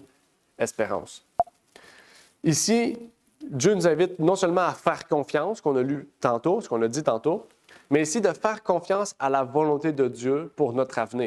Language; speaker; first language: French; native; French